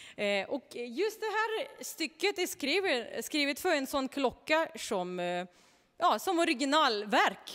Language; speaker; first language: Swedish; non-native, fluent; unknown